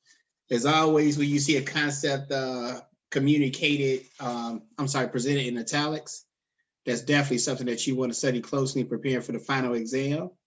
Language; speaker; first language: English; native; English